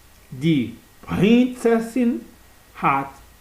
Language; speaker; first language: German; non-native, learner; Portuguese